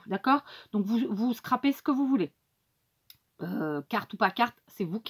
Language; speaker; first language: French; native; French